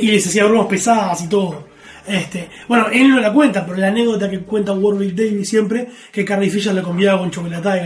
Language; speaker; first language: Spanish; native; Spanish